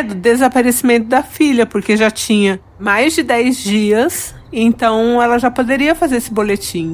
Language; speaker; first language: Portuguese; native; Portuguese